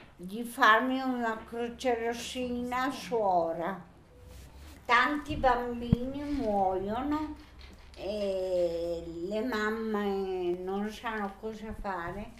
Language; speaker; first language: Italian; native; Italian